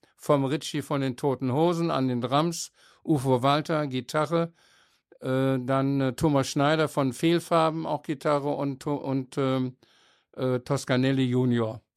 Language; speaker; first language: German; native; German